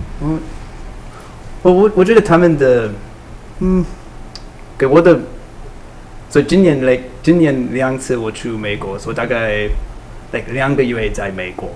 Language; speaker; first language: Chinese; non-native, learner; English